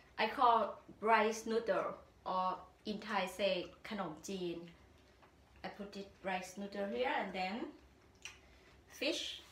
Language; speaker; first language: English; non-native, learner; Thai